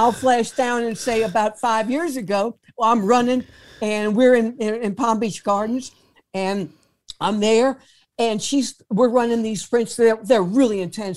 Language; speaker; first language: English; native; English